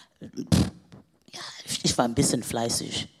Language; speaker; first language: German; non-native, fluent; Portuguese